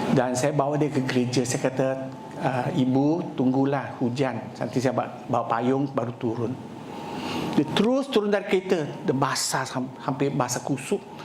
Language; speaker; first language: Malay; non-native, local second language; Chinese